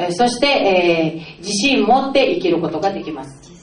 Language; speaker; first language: Japanese; non-native, fluent; Filipino